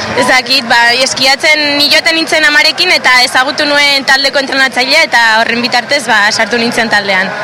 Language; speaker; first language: Basque; non-native, local second language; Spanish